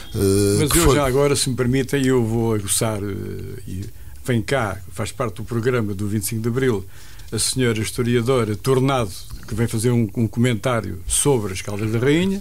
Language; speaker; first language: Portuguese; native; Portuguese